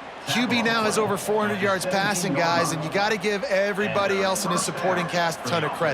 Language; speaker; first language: English; native; English